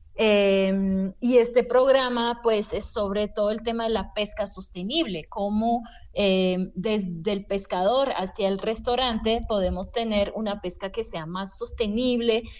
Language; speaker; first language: Spanish; non-native, fluent; French